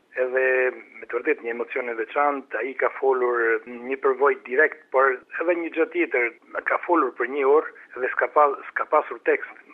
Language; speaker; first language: Albanian; non-native, fluent; Italian